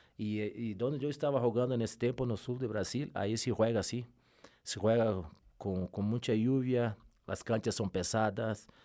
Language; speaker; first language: Spanish; non-native, fluent; Portuguese